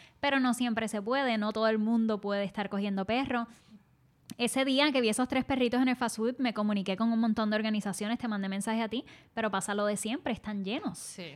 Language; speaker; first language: Spanish; native; Spanish